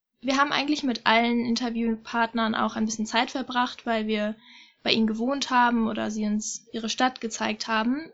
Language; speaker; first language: German; native; German